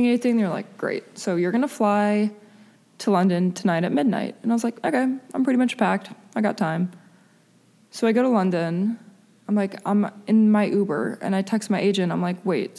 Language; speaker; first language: English; early bilingual, other home language; Spanish